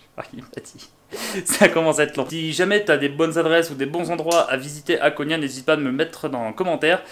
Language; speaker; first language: French; native; French